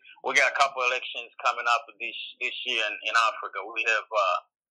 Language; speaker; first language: English; non-native, local second language; Swahili